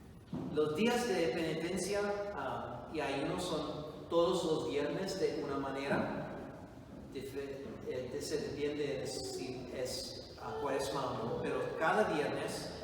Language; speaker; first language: Spanish; non-native, fluent; English